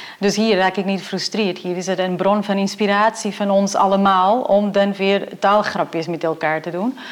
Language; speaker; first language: Dutch; non-native, fluent; Portuguese